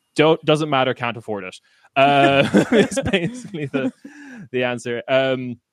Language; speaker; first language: English; native; English